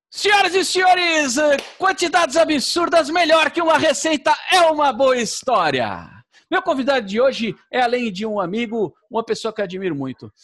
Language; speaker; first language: Portuguese; native; Portuguese